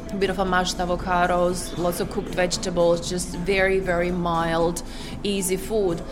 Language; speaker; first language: English; non-native, fluent; Croatian